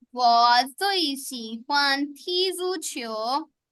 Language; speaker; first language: Chinese; non-native, fluent; Urdu